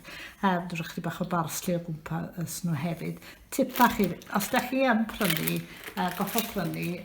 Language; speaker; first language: Welsh; native; Welsh